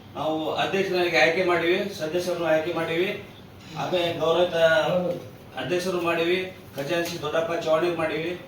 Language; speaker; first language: Kannada; non-native, local second language; Lambadi